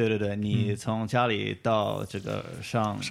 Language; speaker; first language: Chinese; early bilingual, heritage; Chinese